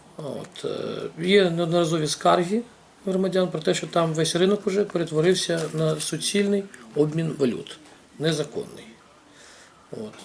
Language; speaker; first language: Ukrainian; native; Ukrainian